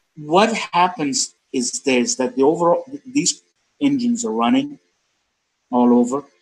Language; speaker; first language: English; non-native, fluent; Persian